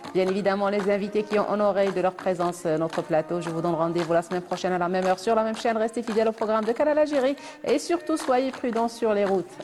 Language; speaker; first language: French; non-native, local second language; Arabic